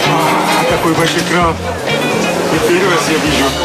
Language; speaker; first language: Russian; non-native, learner; Korean